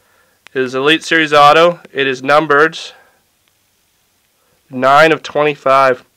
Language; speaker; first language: English; native; English